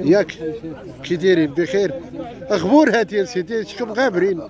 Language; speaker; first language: Arabic; native; Arabic